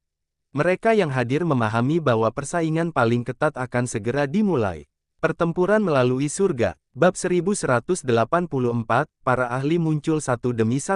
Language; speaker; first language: Indonesian; native; Indonesian